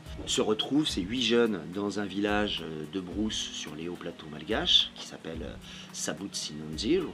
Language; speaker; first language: French; native; French